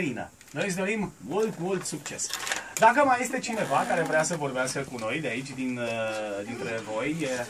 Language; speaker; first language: Romanian; native; Romanian